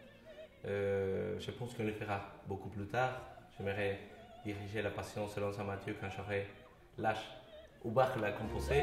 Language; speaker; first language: French; non-native, fluent; Spanish